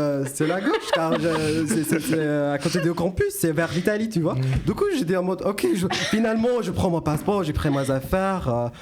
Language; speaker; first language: French; non-native, learner; English